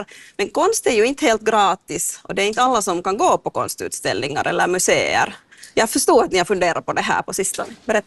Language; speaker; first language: Swedish; native; Swedish